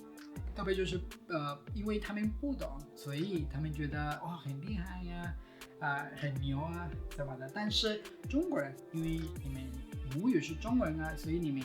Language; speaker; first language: Chinese; non-native, fluent; Spanish